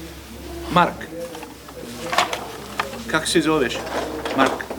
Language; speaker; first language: Russian; non-native, learner; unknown